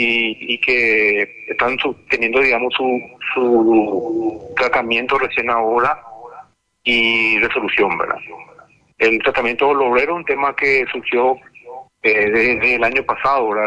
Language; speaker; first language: Spanish; native; Spanish